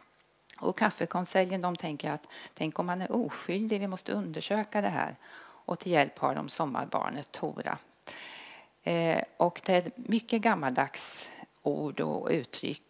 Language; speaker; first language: Swedish; native; Swedish